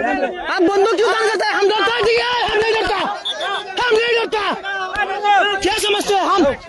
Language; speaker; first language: Hindi; non-native, learner; Bangla